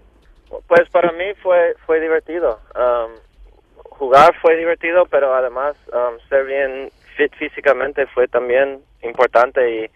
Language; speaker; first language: Spanish; non-native, local second language; English